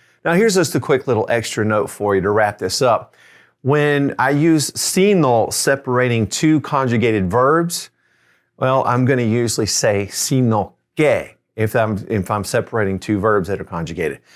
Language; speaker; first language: English; native; English